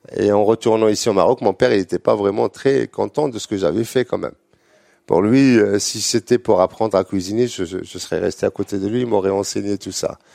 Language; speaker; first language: French; non-native, local second language; Arabic